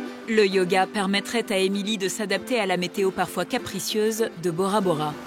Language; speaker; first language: French; native; French